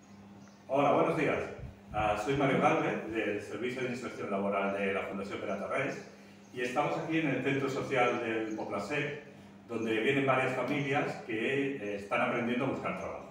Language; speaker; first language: Spanish; native; Spanish